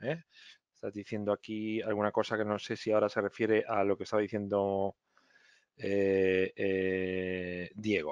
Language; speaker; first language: Spanish; native; Spanish